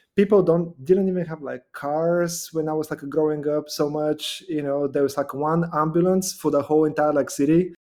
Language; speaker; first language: English; non-native, fluent; Bulgarian